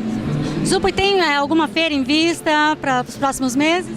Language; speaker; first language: Portuguese; native; Portuguese